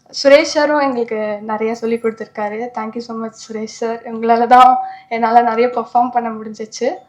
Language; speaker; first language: Tamil; native; Tamil